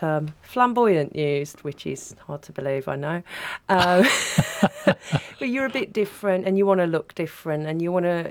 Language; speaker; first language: English; native; English